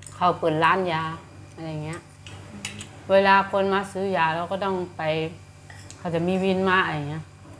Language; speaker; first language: Thai; native; Thai